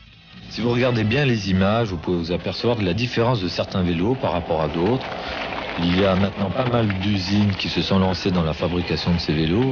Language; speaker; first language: French; native; French